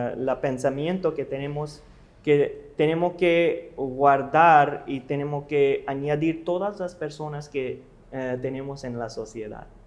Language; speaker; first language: Spanish; non-native, learner; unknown